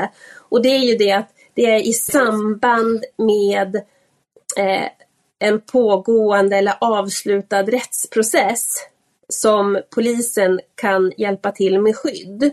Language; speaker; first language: Swedish; native; Swedish